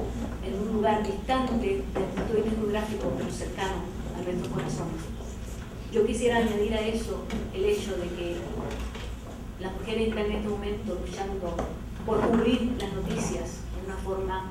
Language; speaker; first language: Spanish; native; Spanish